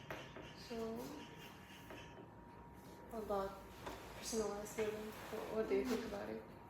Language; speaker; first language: English; non-native, learner; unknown